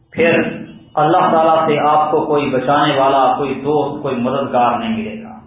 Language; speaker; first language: Urdu; non-native, local second language; Punjabi